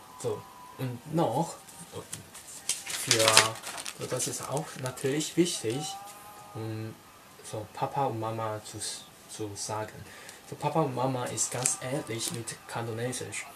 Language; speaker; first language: German; non-native, learner; Cantonese